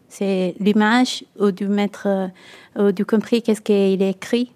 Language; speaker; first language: French; non-native, learner; Italian